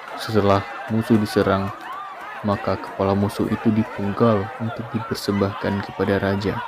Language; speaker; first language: Indonesian; native; Indonesian